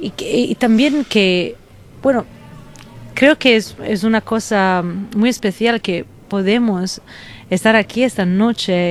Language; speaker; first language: Spanish; non-native, fluent; Italian